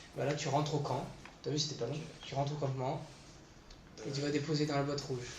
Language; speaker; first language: French; native; French